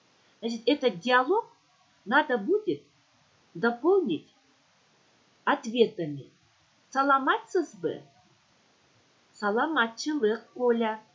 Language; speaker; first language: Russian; non-native, local second language; Kyrgyz